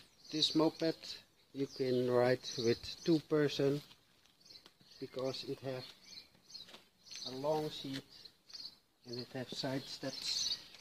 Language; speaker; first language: English; non-native, learner; Dutch